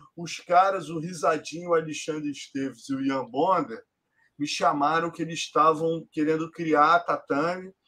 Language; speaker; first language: Portuguese; native; Portuguese